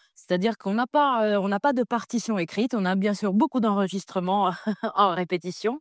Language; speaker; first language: French; non-native, fluent; Italian